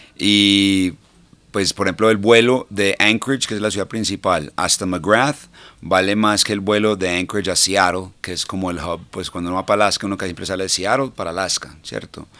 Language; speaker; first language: Spanish; early bilingual, heritage; English